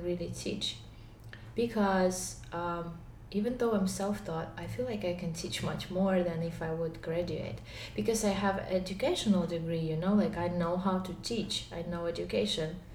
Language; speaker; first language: English; non-native, fluent; Ukrainian